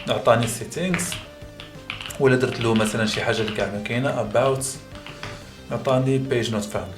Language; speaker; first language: Arabic; native; Arabic